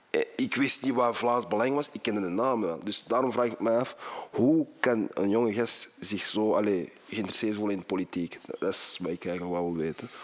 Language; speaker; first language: Dutch; early bilingual, other home language; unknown